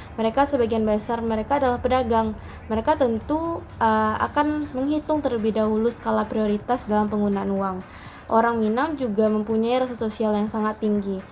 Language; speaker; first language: Indonesian; native; Indonesian